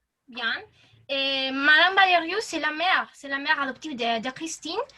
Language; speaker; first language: French; non-native, learner; Spanish